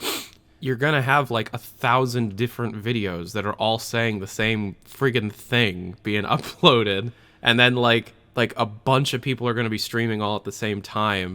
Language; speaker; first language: English; native; English